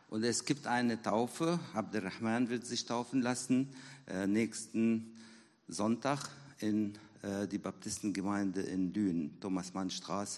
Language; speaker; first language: German; non-native, learner; Arabic